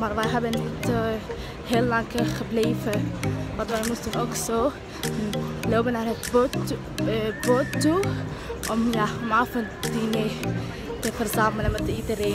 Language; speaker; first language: Dutch; non-native, learner; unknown